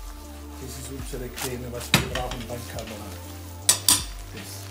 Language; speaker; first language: German; non-native, fluent; Italian